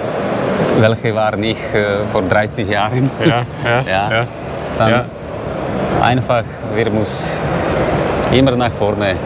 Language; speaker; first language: German; non-native, learner; Slovak